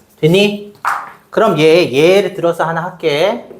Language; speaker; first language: Korean; native; Korean